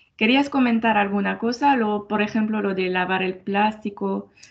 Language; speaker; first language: Spanish; non-native, fluent; French